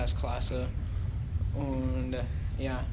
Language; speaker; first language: German; non-native, learner; English